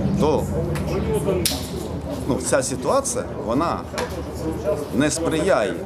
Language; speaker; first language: Ukrainian; native; Ukrainian